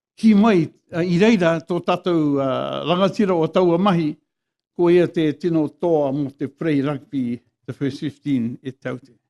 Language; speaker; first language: Māori; non-native, local second language; English